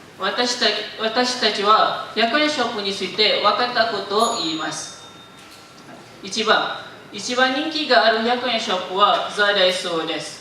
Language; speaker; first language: Japanese; non-native, learner; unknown